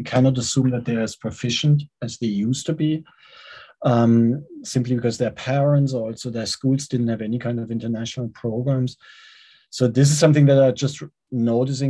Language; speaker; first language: English; non-native, fluent; German